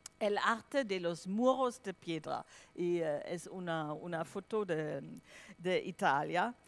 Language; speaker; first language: Spanish; non-native, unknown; German